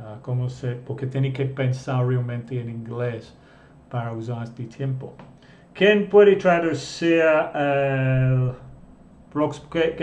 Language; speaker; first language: Spanish; non-native, fluent; English